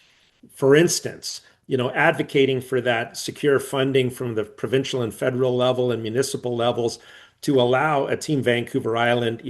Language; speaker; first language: English; native; English